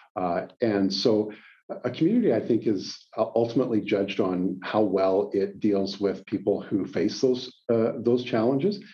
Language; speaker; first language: English; native; English